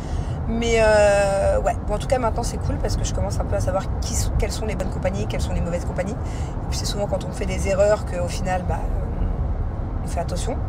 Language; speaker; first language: French; native; French